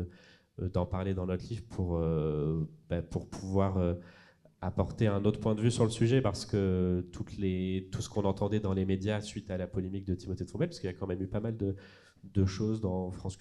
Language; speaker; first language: French; native; French